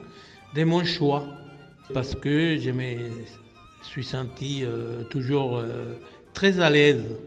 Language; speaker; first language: French; non-native, fluent; Spanish